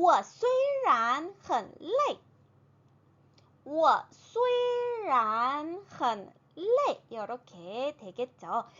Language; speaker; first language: Chinese; non-native, fluent; Korean